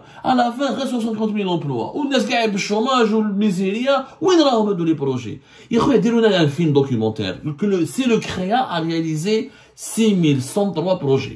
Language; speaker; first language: French; non-native, local second language; Arabic